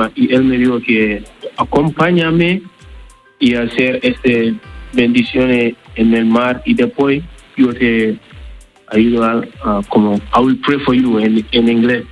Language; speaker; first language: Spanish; non-native, learner; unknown